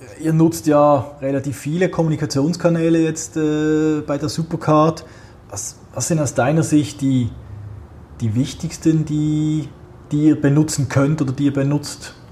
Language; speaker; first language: German; native; German